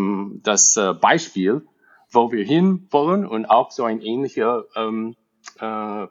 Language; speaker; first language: German; non-native, fluent; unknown